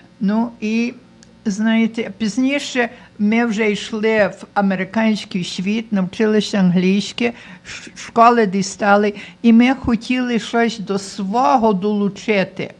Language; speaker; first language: Ukrainian; early bilingual, heritage; Ukrainian